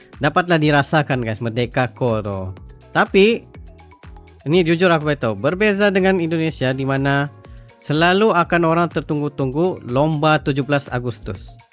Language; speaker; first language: Malay; native; Malay